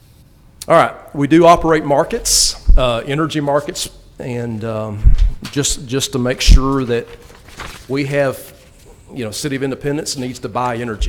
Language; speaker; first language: English; native; English